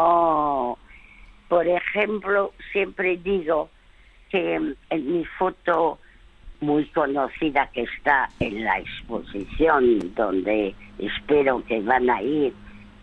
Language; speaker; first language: Spanish; early bilingual, other home language; French